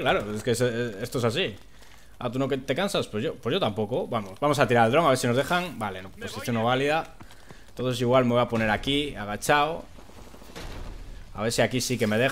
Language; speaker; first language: Spanish; native; Spanish